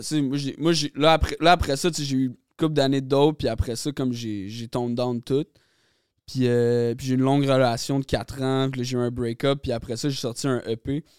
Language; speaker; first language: French; native; French